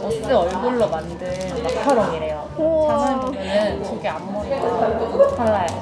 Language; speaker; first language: Korean; native; Korean